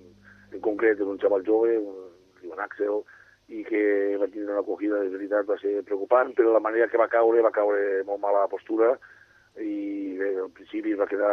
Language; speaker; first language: Catalan; native; Catalan